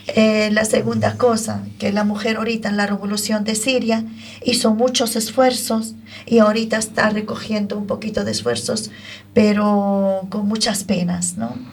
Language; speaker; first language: Spanish; non-native, fluent; Arabic